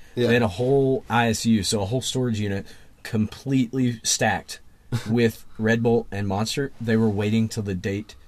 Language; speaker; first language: English; native; English